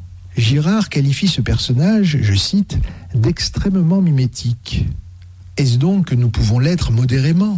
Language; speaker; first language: French; native; French